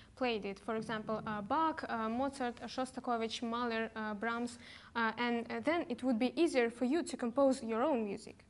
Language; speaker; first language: English; non-native, fluent; Russian